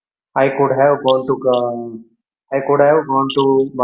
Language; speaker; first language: English; non-native, learner; Hindi